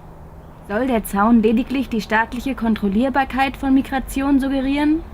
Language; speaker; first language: German; native; German